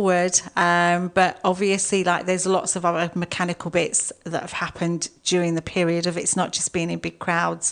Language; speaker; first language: English; native; English